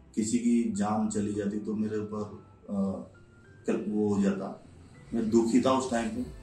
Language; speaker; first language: Hindi; native; Hindi